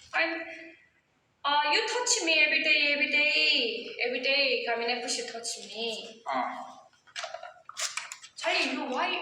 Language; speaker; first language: English; non-native, learner; Thai